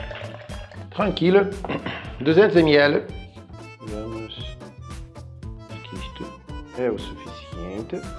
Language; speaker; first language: Portuguese; non-native, fluent; French